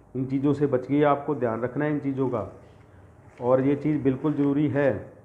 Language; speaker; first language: Hindi; non-native, local second language; Punjabi